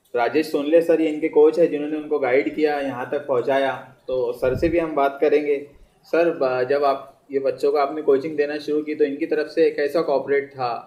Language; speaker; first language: Hindi; non-native, local second language; Urdu